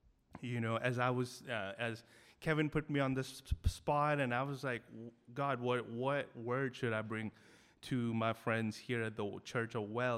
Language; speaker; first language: English; non-native, local second language; Hindi